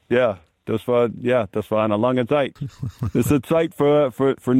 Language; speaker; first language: German; non-native, learner; English